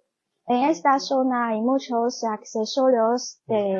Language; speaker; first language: Spanish; non-native, learner; Chinese